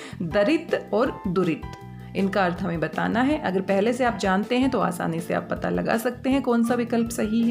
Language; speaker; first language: Hindi; native; Hindi